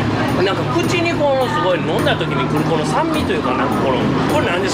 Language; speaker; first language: Japanese; native; Japanese